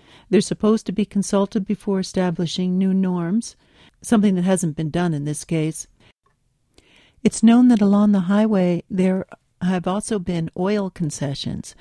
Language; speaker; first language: English; native; English